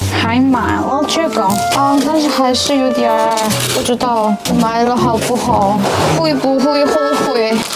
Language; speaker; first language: Chinese; non-native, learner; Korean